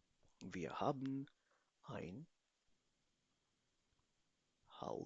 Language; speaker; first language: German; non-native, fluent; Urdu